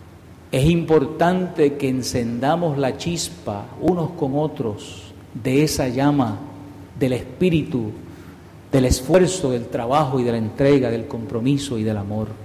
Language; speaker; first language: Spanish; native; Spanish